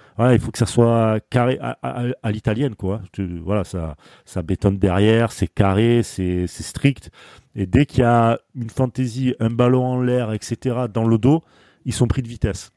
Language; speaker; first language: French; native; French